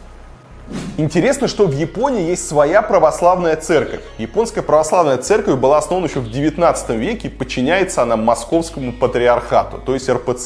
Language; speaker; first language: Russian; native; Russian